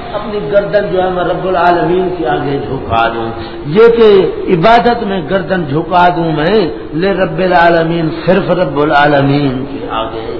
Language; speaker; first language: Urdu; non-native, local second language; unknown